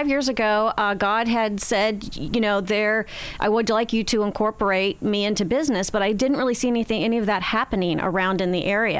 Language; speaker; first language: English; native; English